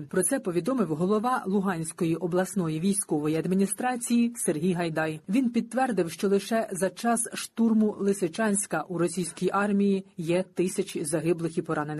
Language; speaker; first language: Ukrainian; native; Ukrainian